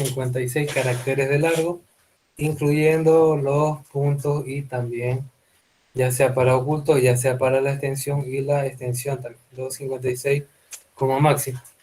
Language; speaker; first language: Spanish; native; Spanish